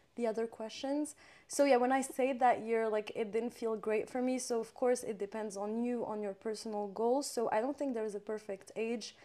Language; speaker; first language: English; non-native, fluent; French